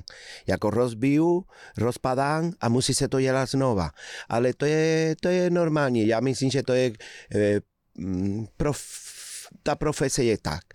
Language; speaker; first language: Czech; non-native, fluent; Spanish